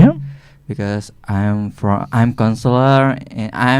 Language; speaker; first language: English; non-native, learner; Indonesian